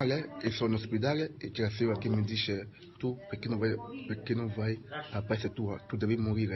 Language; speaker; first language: Italian; non-native, learner; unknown